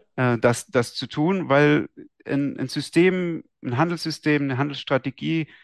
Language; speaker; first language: German; native; German